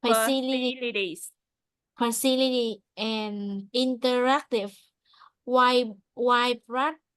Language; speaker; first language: English; non-native, learner; Vietnamese